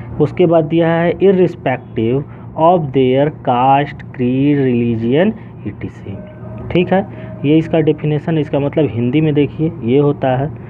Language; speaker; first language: Hindi; native; Hindi